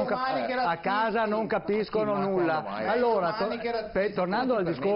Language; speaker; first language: Italian; native; Italian